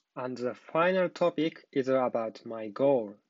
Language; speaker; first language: English; non-native, learner; Japanese